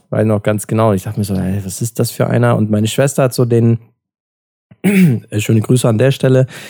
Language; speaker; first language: German; early bilingual, other home language; Turkish